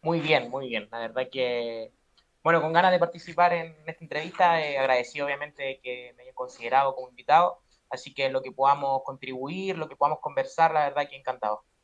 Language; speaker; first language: Spanish; native; Spanish